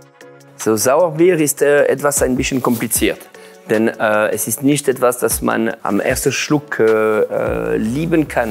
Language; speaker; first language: German; non-native, local second language; French